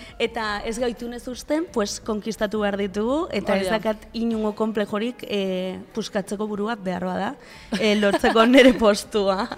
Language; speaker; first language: Basque; non-native, local second language; Spanish